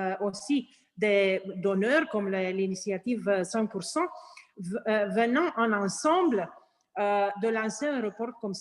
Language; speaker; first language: French; non-native, learner; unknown